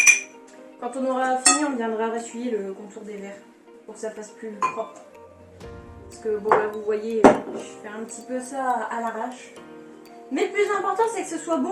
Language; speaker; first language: French; native; French